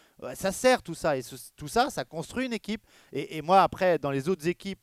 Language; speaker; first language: French; native; French